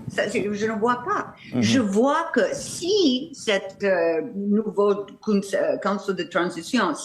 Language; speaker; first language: French; non-native, fluent; English